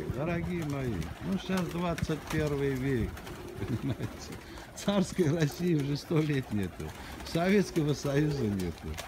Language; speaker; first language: Russian; non-native, local second language; Armenian